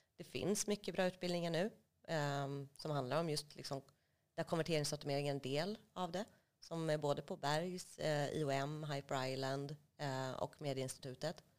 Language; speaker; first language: Swedish; native; Swedish